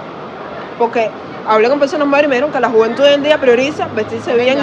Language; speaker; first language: Spanish; native; Spanish